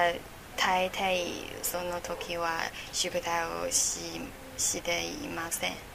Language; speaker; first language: Japanese; non-native, learner; Chinese